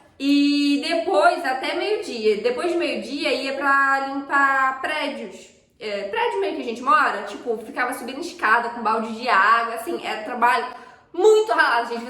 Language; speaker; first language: Portuguese; native; Portuguese